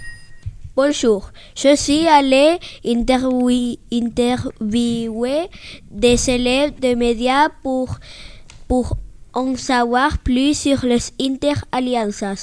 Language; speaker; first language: French; non-native, learner; Spanish